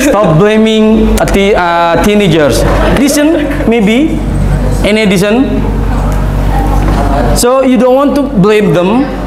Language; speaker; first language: English; non-native, fluent; Indonesian